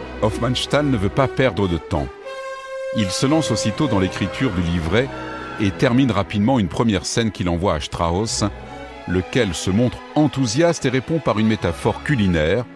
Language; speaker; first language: French; native; French